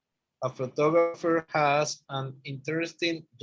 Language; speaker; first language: English; non-native, learner; Spanish